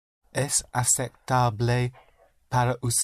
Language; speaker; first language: Spanish; non-native, learner; English